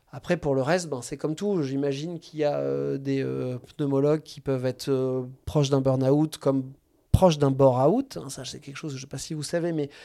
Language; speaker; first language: French; native; French